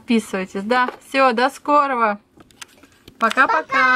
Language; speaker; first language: Russian; native; Russian